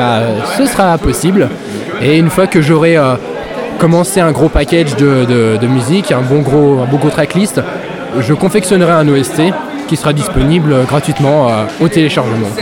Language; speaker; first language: French; native; French